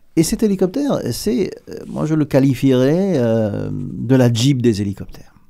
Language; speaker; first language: French; native; French